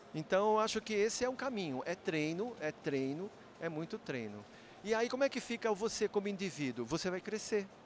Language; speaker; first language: Portuguese; native; Portuguese